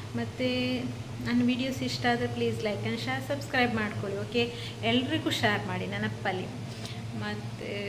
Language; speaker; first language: Kannada; non-native, local second language; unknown